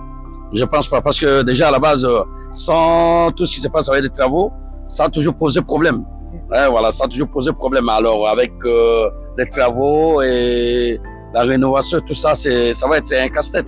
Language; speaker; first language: French; native; French